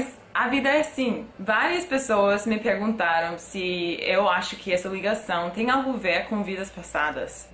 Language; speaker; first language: Portuguese; non-native, fluent; English